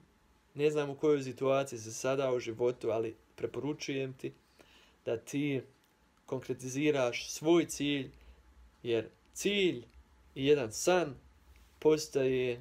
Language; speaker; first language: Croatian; early bilingual, heritage; Croatian